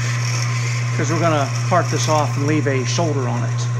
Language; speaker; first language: English; native; English